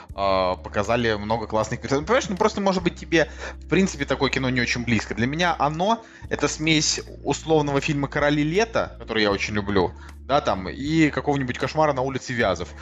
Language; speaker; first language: Russian; native; Russian